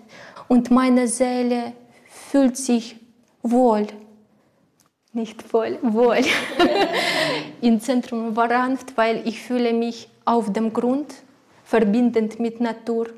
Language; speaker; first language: German; non-native, learner; Ukrainian